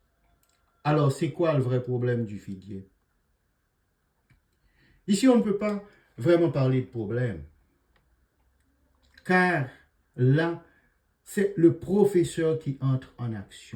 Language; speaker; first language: French; native; French